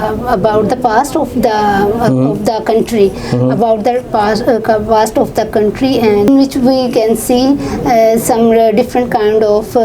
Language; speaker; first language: English; non-native, learner; Urdu